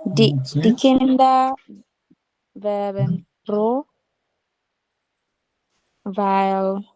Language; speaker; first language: German; non-native, learner; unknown